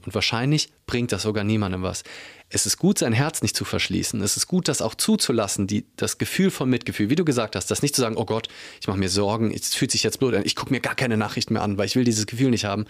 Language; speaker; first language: German; native; German